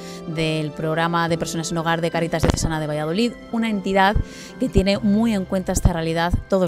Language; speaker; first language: Spanish; native; Spanish